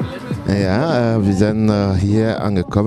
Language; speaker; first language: German; non-native, learner; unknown